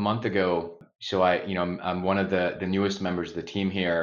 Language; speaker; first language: English; non-native, local second language; Urdu